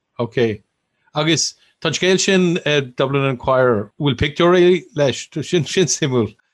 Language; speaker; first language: Irish; non-native, local second language; English